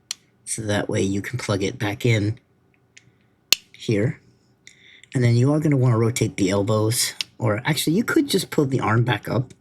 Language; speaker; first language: English; native; English